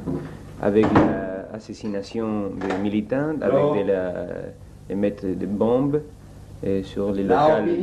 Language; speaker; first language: French; non-native, fluent; Spanish